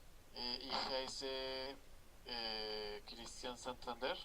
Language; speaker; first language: German; non-native, learner; Spanish